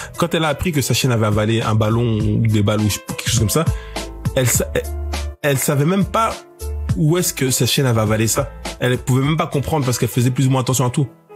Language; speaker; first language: French; native; French